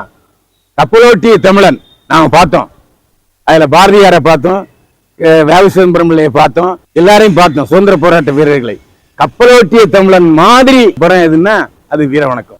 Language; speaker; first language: Tamil; native; Tamil